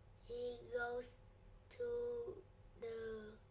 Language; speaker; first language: English; non-native, learner; Vietnamese